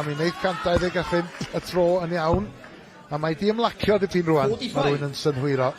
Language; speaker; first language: Welsh; native; Welsh